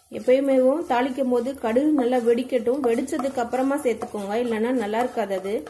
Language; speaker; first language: Tamil; non-native, local second language; Telugu